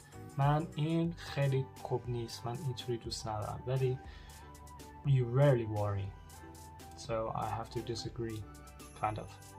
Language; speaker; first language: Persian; early bilingual, heritage; Persian